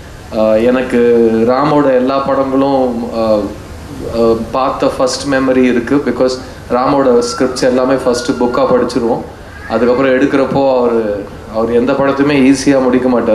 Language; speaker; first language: Tamil; native; Tamil